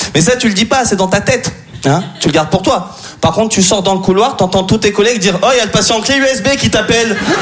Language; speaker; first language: French; native; French